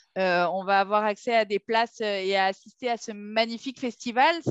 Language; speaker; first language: French; native; French